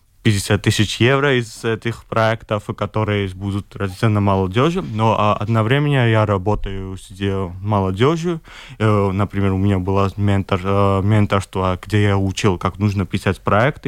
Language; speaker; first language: Russian; non-native, fluent; Georgian